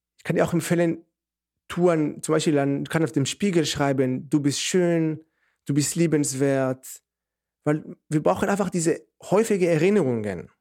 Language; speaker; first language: German; non-native, fluent; Hebrew